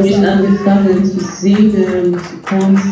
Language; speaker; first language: German; non-native, fluent; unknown